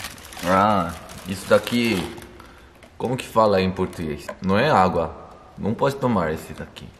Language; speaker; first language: Portuguese; non-native, learner; Korean